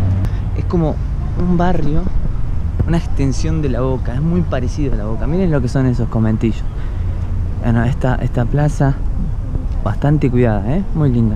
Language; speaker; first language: Spanish; native; Spanish